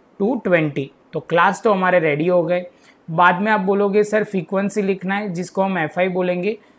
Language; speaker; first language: Hindi; non-native, local second language; Gujarati